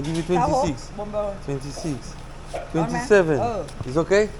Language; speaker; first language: English; non-native, learner; Polish